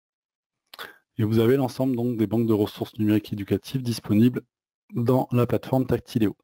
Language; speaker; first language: French; native; French